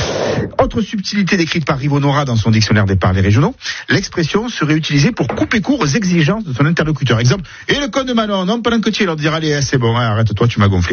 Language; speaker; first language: French; native; French